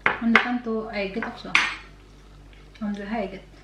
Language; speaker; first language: Swedish; non-native, learner; Indonesian